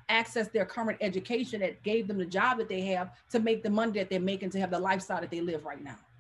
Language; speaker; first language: English; native; English